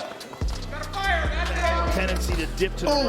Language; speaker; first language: English; native; English